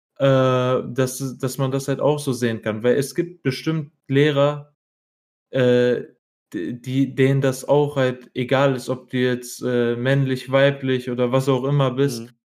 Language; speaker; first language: German; early bilingual, other home language; Arabic